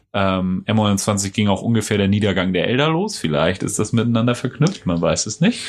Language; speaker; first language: German; native; German